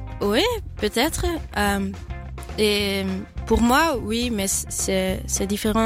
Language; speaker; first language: French; non-native, fluent; Dutch